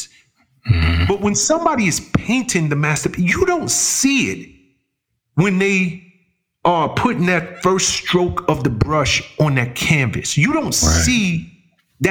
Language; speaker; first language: English; native; English